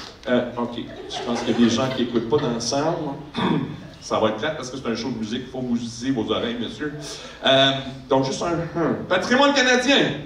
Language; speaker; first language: French; native; French